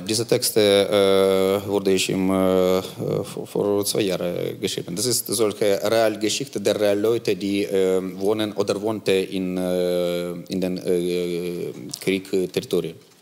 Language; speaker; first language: German; non-native, learner; Ukrainian